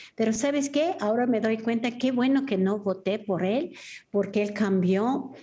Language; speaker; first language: Spanish; early bilingual, heritage; Spanish